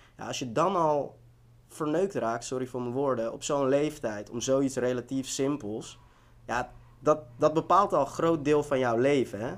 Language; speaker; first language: Dutch; early bilingual, other home language; Tigrinya